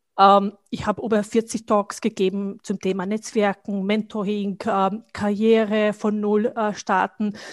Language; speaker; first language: German; non-native, fluent; Bosnian